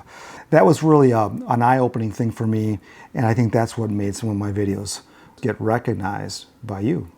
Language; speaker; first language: English; native; English